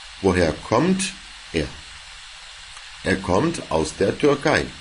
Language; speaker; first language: German; non-native, fluent; Turkish